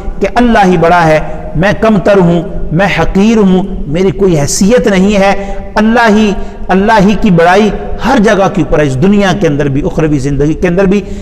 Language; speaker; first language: Urdu; non-native, local second language; Punjabi